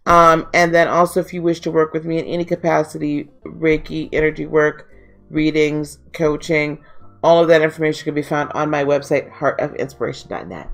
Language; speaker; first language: English; native; English